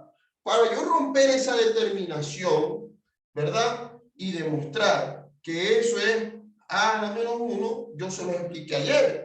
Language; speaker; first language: Spanish; native; Spanish